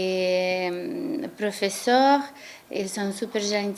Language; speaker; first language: French; non-native, learner; Ukrainian